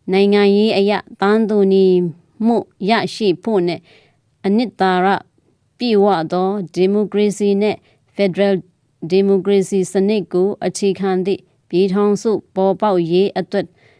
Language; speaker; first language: Burmese; non-native, local second language; Tedim Chin